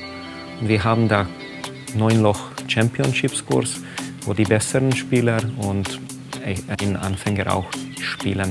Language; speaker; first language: German; non-native, fluent; Hungarian